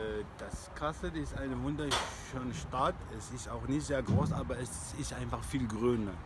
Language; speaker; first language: German; non-native, learner; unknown